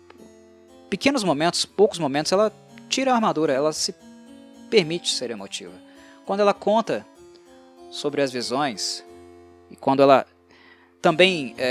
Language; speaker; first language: Portuguese; native; Portuguese